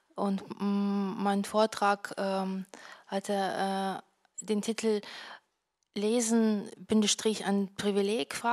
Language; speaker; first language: German; non-native, fluent; Ukrainian